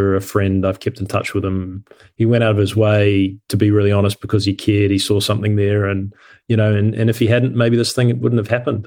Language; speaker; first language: English; native; English